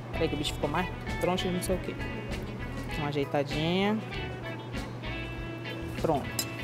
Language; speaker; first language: Portuguese; native; Portuguese